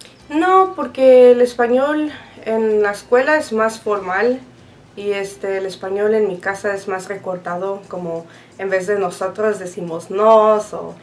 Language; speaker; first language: Spanish; early bilingual, heritage; Spanish